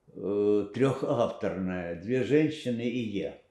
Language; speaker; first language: Russian; non-native, local second language; Ukrainian